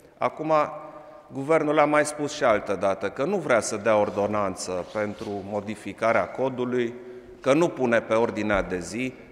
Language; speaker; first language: Romanian; non-native, local second language; German